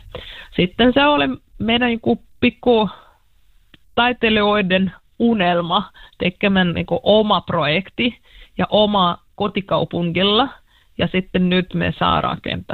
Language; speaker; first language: Finnish; non-native, fluent; Russian